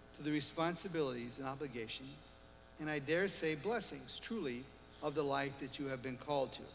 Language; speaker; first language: English; native; English